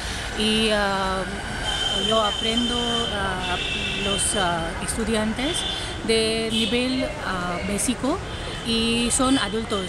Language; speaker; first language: Spanish; non-native, learner; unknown